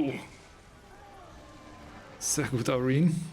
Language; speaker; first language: German; native; German